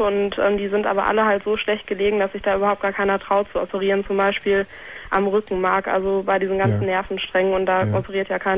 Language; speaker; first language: German; native; German